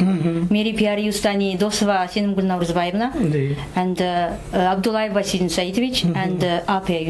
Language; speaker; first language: Hindi; non-native, fluent; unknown